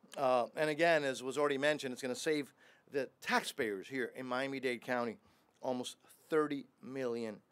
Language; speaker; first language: English; early bilingual, other home language; Spanish